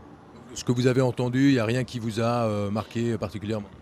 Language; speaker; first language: French; native; French